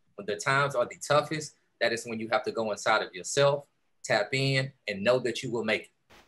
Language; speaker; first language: English; native; English